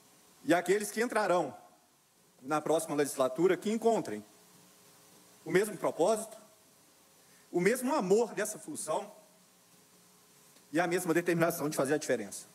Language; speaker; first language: Portuguese; native; Portuguese